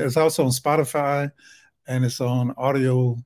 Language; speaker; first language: English; native; English